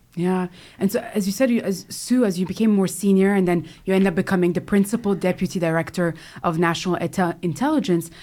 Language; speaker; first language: English; native; English